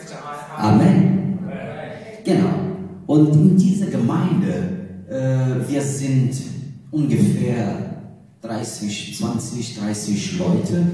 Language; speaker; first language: German; non-native, learner; Portuguese